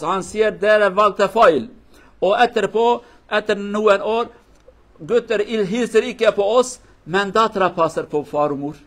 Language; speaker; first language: Swedish; non-native, learner; Kurdish